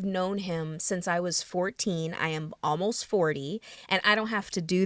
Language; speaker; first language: English; native; English